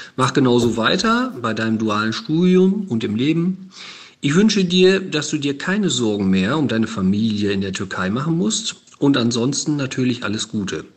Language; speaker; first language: German; native; German